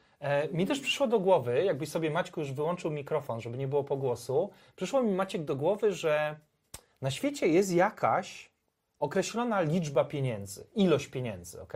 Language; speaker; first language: Polish; native; Polish